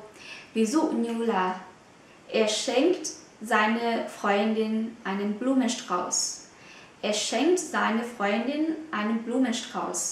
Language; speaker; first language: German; non-native, fluent; Vietnamese